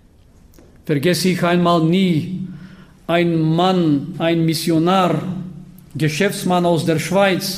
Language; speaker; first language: German; non-native, fluent; Bulgarian